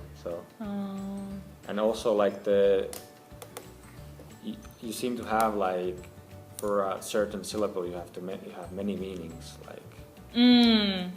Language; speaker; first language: English; non-native, fluent; Finnish